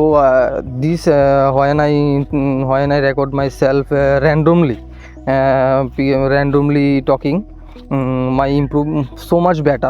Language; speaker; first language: English; non-native, learner; Hindi